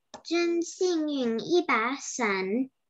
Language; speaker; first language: Chinese; early bilingual, heritage; Chinese